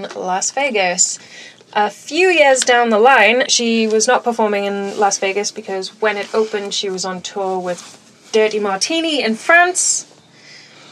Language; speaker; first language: English; native; English